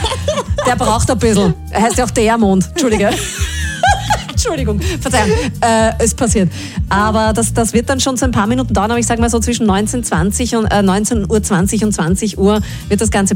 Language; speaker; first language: German; native; German